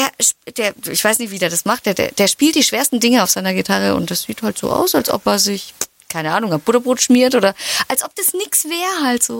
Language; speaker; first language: German; native; German